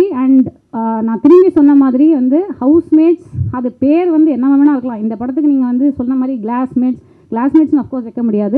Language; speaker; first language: Tamil; native; Tamil